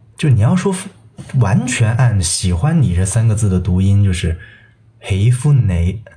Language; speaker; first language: Chinese; non-native, local second language; Cantonese